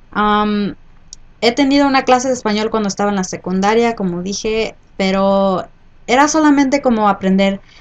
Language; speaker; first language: Spanish; early bilingual, heritage; Spanish